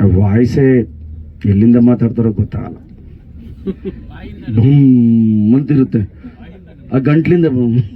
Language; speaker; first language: Kannada; native; Kannada